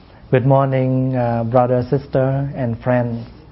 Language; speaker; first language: English; non-native, fluent; Vietnamese